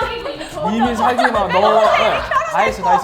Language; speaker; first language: Korean; native; Korean